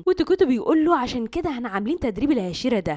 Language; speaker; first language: Arabic; native; Arabic